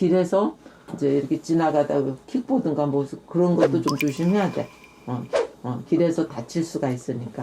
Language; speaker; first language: Korean; native; Korean